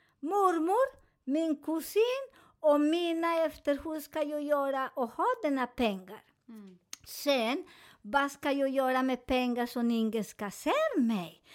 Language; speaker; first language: Swedish; non-native, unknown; Spanish